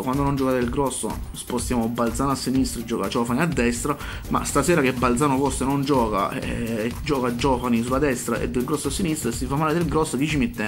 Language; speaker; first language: Italian; native; Italian